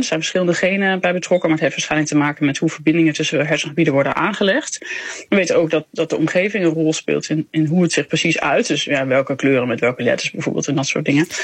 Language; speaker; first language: Dutch; native; Dutch